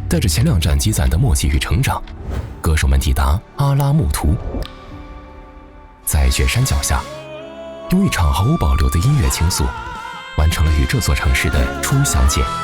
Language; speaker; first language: Chinese; native; Chinese